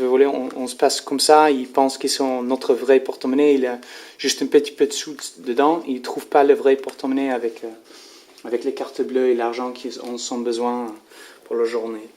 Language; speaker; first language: French; non-native, learner; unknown